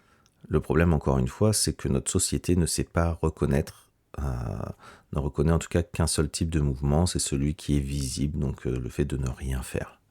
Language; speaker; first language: French; native; French